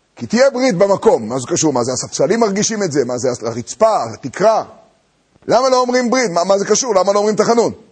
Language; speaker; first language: Hebrew; native; Hebrew